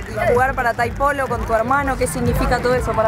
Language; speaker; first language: Spanish; native; Spanish